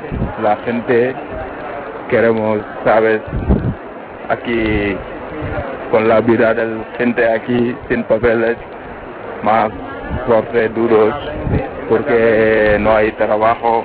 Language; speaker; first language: Spanish; non-native, learner; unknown